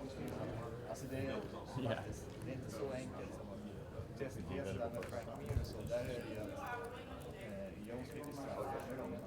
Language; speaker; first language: Swedish; native; Swedish